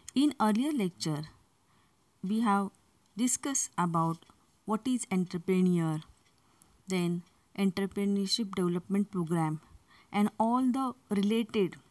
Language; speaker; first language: English; non-native, local second language; Marathi